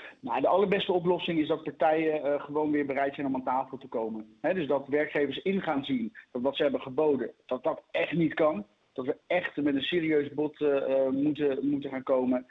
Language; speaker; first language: Dutch; native; Dutch